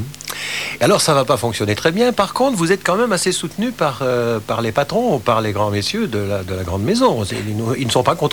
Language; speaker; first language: French; native; French